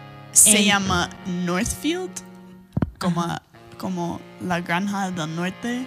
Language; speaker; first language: Spanish; non-native, fluent; English